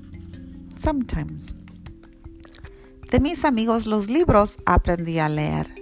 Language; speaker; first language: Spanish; early bilingual, heritage; Spanish